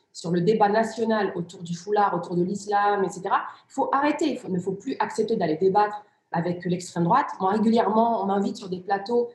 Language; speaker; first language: French; early bilingual, other home language; Riffian